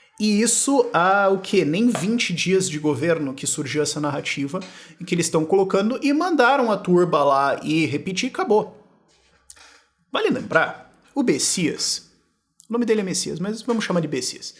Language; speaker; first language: Portuguese; native; Portuguese